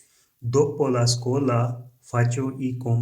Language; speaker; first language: Italian; non-native, fluent; Urdu